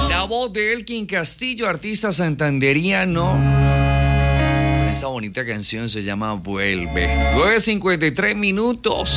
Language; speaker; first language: Spanish; native; Spanish